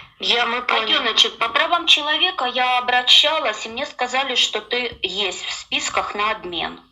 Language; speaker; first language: Russian; native; Russian